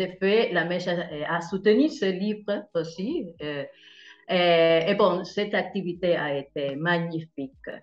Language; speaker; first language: French; non-native, fluent; Spanish